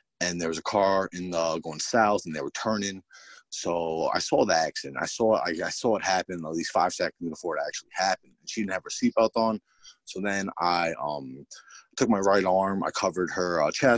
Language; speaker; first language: English; native; English